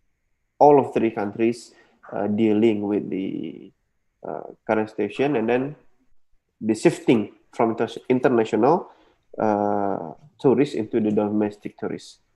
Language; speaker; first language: English; non-native, local second language; Indonesian